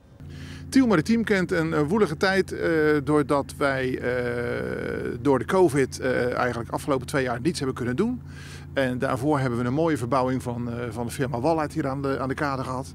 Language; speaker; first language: Dutch; native; Dutch